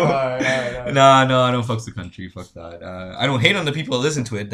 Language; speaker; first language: English; non-native, fluent; Spanish